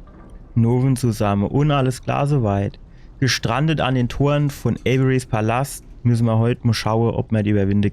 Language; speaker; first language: German; native; German